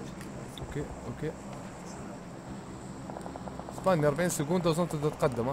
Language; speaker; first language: Arabic; native; Arabic